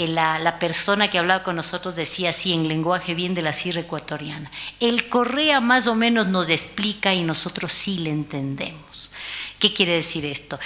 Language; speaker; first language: Spanish; native; Spanish